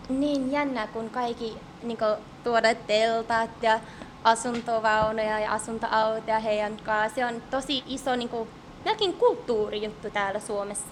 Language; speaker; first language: Finnish; early bilingual, heritage; English